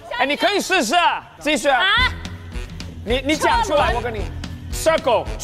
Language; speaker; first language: Chinese; non-native, learner; Cantonese